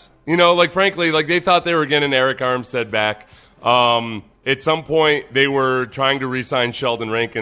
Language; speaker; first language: English; native; English